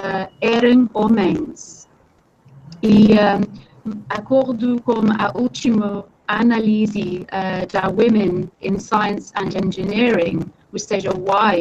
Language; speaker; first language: Portuguese; non-native, fluent; English